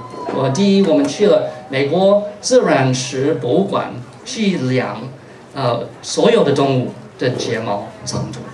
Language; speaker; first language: Chinese; non-native, fluent; English